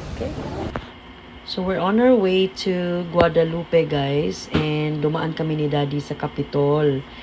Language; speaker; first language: Filipino; native; Filipino